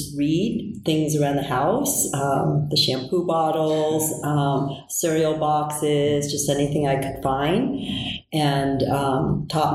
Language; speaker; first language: English; early bilingual, other home language; Korean